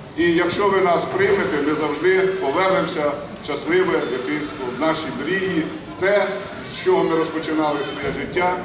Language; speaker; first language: Ukrainian; native; Ukrainian